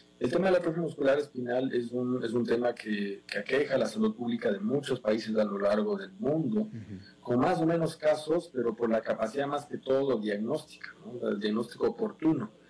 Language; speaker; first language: Spanish; native; Spanish